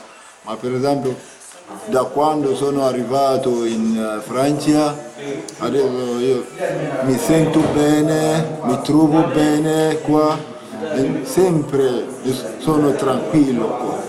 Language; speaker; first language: Italian; non-native, learner; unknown